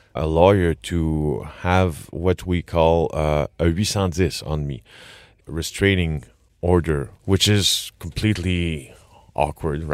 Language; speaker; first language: English; non-native, fluent; French